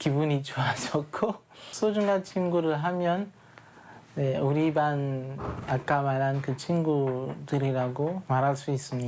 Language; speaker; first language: Korean; non-native, fluent; French